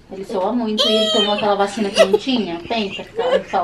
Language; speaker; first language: Portuguese; native; Portuguese